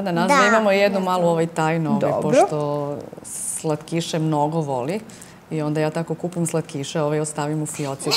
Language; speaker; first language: Serbian; native; Serbian